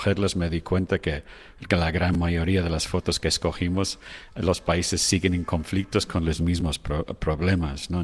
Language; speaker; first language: Spanish; non-native, fluent; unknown